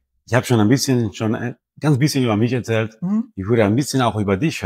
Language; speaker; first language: German; non-native, fluent; Spanish